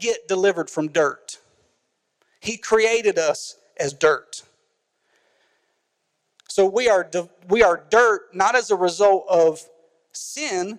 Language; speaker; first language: English; native; English